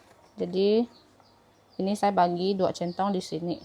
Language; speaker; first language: Indonesian; native; Indonesian